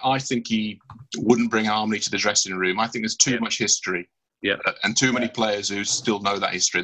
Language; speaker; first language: English; native; English